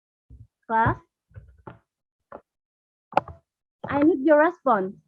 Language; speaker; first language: English; non-native, learner; Indonesian